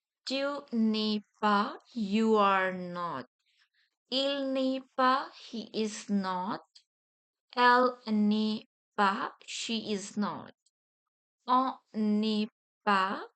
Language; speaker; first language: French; non-native, fluent; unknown